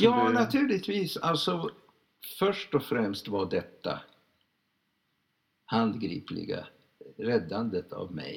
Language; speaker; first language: Swedish; non-native, fluent; Hungarian